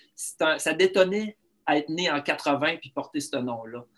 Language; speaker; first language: French; native; French